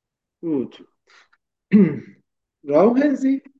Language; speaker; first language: German; non-native, fluent; Turkish